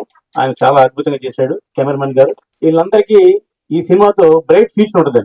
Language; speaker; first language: Telugu; native; Telugu